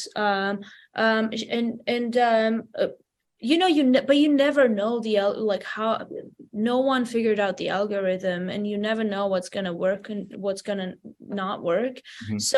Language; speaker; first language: English; non-native, fluent; Armenian